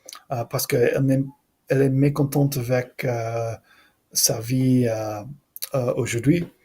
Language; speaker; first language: French; non-native, learner; English